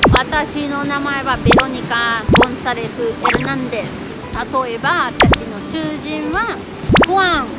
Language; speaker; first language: Japanese; non-native, learner; Spanish